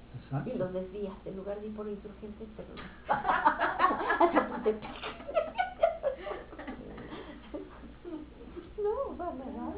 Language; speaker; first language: Spanish; native; Spanish